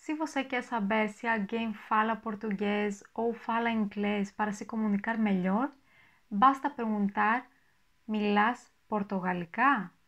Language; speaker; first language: Portuguese; non-native, fluent; Greek